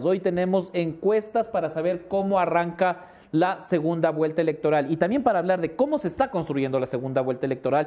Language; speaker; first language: Spanish; native; Spanish